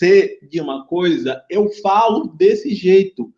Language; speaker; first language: Portuguese; native; Portuguese